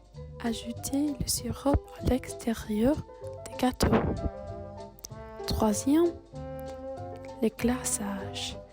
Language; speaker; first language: French; non-native, learner; English